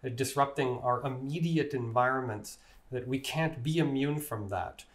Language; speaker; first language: English; native; English